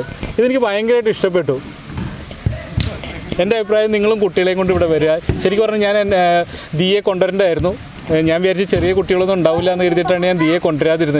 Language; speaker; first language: Malayalam; native; Malayalam